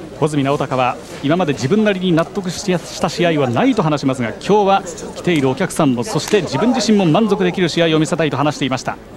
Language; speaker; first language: Japanese; native; Japanese